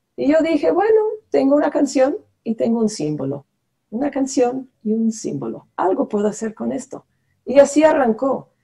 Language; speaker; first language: Spanish; non-native, fluent; English